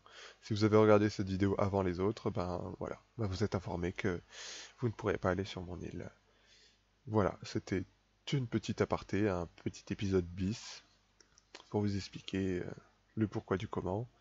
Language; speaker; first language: French; native; French